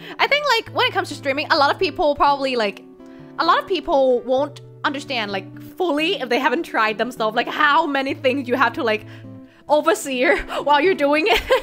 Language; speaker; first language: English; non-native, fluent; Thai